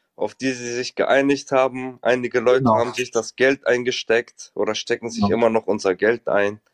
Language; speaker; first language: German; native; German